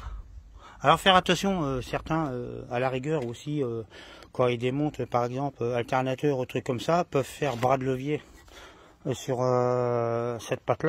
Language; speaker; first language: French; native; French